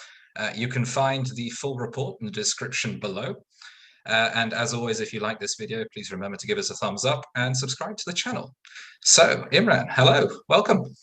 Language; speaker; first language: English; native; English